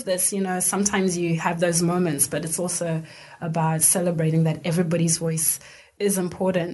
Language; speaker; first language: English; non-native, local second language; Shona